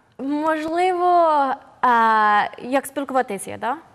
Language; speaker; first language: Ukrainian; non-native, learner; English